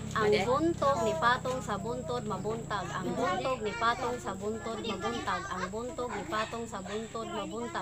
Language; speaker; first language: Cebuano; native; Cebuano